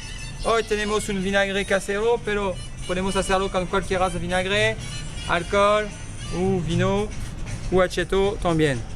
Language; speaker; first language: Spanish; non-native, learner; French